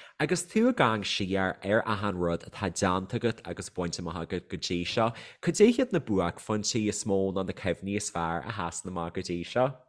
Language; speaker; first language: Irish; native; Irish